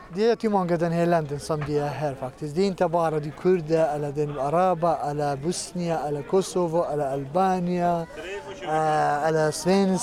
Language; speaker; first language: Swedish; non-native, learner; Kurdish